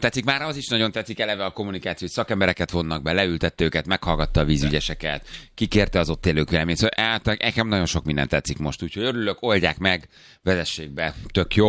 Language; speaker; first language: Hungarian; native; Hungarian